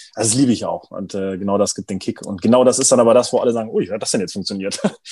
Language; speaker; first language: German; native; German